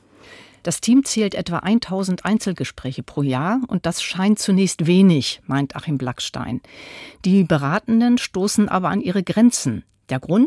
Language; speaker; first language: German; native; German